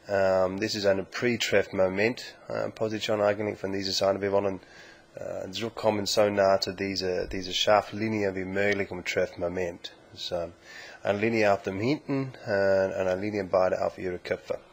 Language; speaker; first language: German; non-native, learner; English